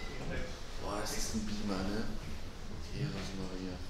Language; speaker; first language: German; native; German